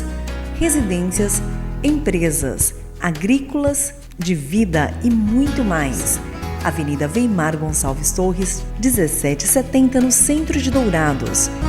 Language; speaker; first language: Portuguese; native; Portuguese